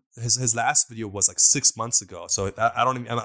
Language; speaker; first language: English; non-native, fluent; Persian